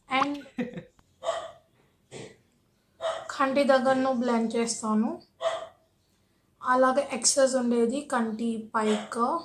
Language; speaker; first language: Telugu; native; Telugu